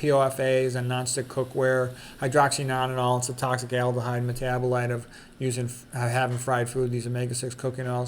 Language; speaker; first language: English; native; English